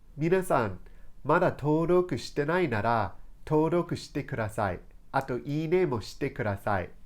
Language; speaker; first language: Japanese; non-native, fluent; English